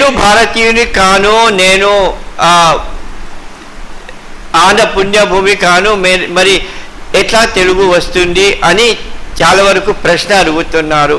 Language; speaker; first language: Telugu; early bilingual, heritage; Telugu